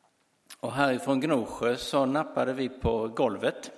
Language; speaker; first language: Swedish; native; Swedish